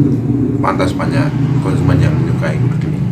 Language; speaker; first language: Indonesian; native; Indonesian